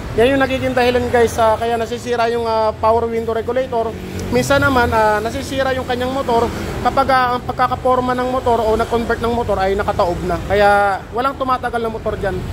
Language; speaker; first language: Filipino; native; Filipino